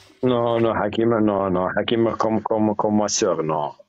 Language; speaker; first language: French; non-native, learner; Arabic